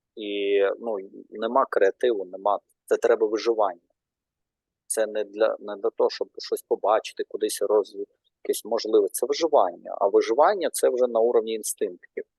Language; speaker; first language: Ukrainian; non-native, local second language; Russian